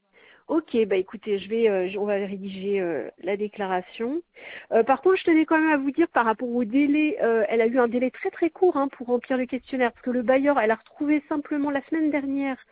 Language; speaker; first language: French; native; French